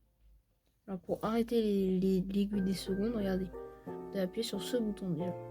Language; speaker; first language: French; native; French